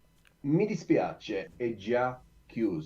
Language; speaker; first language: Italian; non-native, learner; English